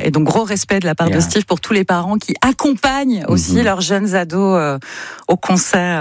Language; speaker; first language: French; native; French